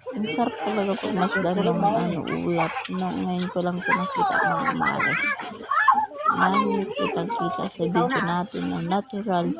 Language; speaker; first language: Filipino; non-native, local second language; Hiligaynon